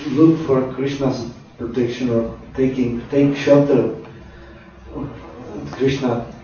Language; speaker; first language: English; non-native, fluent; Czech